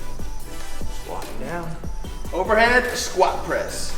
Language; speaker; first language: English; native; English